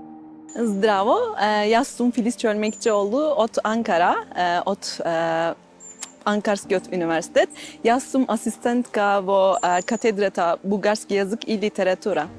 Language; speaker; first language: Macedonian; non-native, learner; Turkish